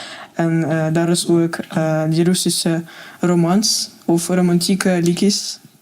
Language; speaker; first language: Afrikaans; non-native, fluent; Russian